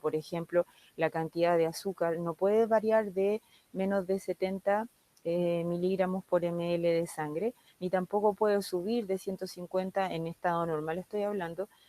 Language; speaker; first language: Spanish; native; Spanish